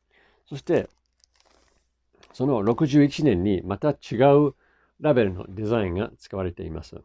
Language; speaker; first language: Japanese; non-native, fluent; English